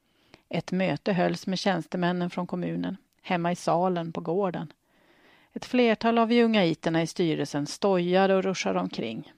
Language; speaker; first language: Swedish; native; Swedish